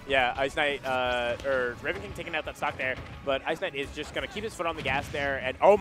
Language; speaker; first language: English; native; English